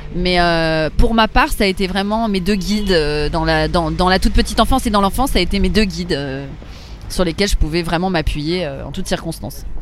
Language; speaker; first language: French; native; French